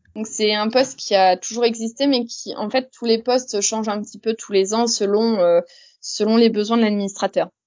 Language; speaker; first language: French; native; French